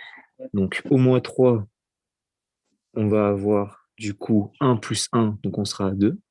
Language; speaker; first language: French; native; French